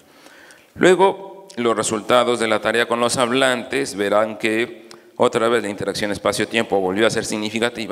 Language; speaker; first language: Spanish; native; Spanish